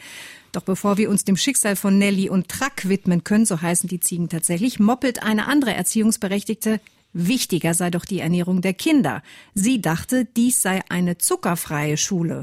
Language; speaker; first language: German; native; German